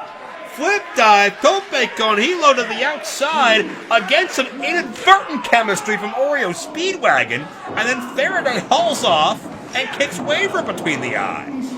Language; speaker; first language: English; native; English